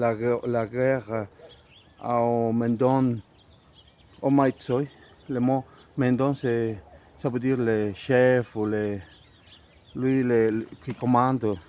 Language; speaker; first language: French; non-native, fluent; Spanish